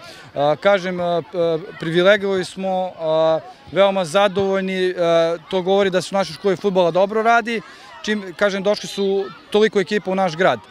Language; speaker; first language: Croatian; native; Croatian